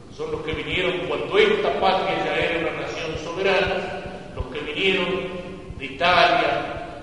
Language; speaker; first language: Spanish; native; Spanish